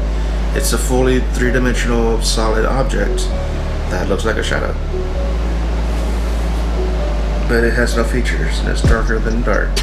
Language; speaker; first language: English; native; English